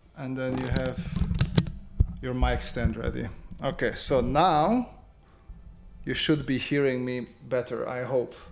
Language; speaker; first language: English; non-native, fluent; Romanian